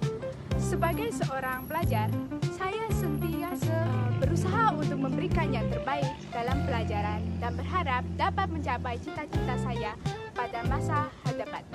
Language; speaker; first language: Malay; non-native, learner; Indonesian